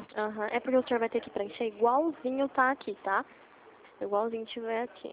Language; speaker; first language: Portuguese; native; Portuguese